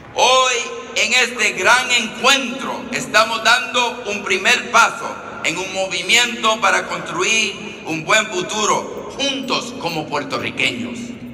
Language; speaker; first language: Spanish; early bilingual, other home language; English